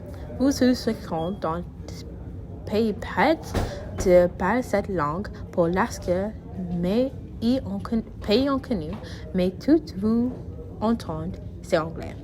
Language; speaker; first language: French; non-native, learner; English